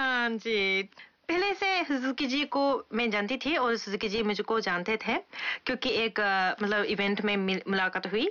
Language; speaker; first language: Hindi; non-native, fluent; Japanese